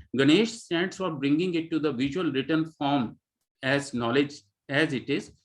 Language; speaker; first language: English; non-native, local second language; Hindi